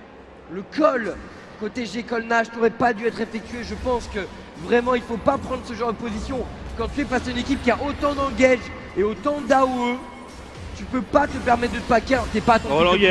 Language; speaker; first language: French; native; French